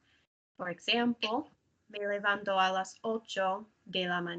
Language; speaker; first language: Spanish; non-native, learner; English